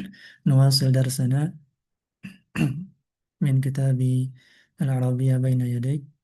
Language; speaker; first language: Arabic; non-native, fluent; Indonesian